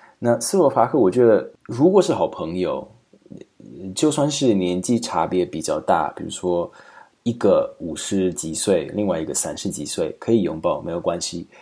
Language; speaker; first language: Chinese; non-native, fluent; Slovak